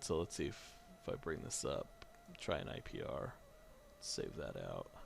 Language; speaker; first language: English; native; English